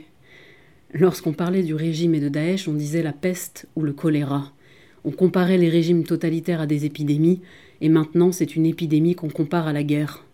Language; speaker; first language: French; native; French